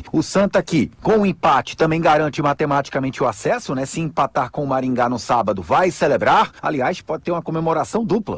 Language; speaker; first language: Portuguese; native; Portuguese